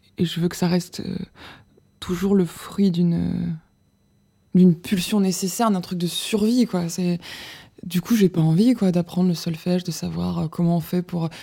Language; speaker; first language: French; native; French